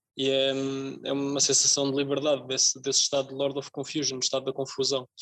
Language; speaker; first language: Portuguese; native; Portuguese